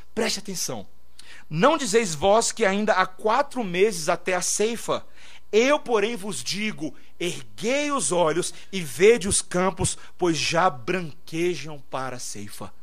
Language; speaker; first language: Portuguese; native; Portuguese